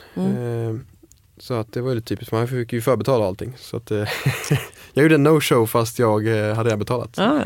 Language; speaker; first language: Swedish; native; Swedish